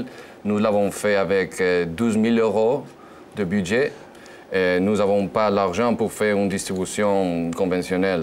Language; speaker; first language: French; non-native, learner; Spanish